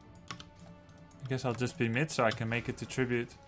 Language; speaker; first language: English; non-native, fluent; Dutch